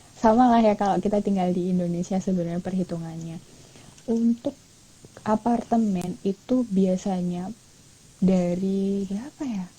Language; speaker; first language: Indonesian; native; Indonesian